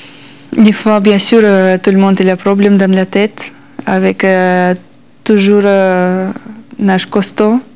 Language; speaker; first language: French; non-native, learner; Russian